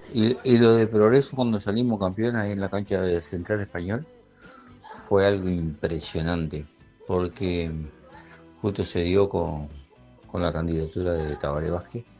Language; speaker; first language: Spanish; native; Spanish